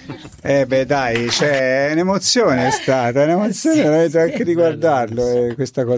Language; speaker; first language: Italian; native; Italian